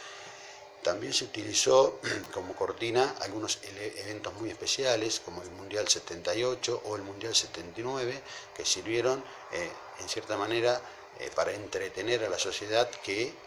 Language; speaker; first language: Spanish; native; Spanish